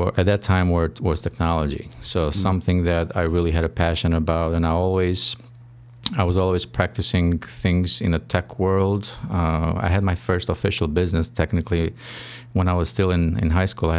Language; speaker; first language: English; non-native, fluent; Albanian